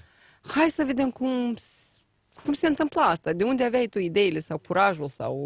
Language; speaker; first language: Romanian; native; Romanian